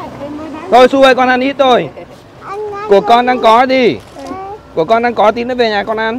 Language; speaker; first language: Vietnamese; native; Vietnamese